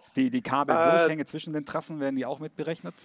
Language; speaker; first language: German; native; German